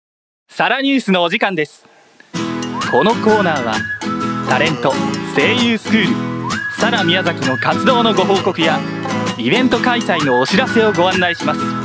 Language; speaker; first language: Japanese; native; Japanese